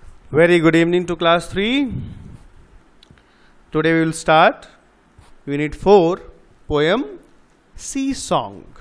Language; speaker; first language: English; non-native, local second language; Bangla